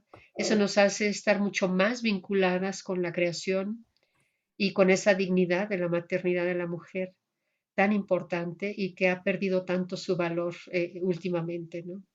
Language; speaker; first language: Spanish; native; Spanish